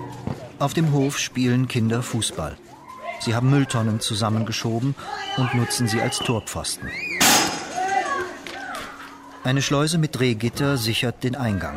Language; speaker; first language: German; native; German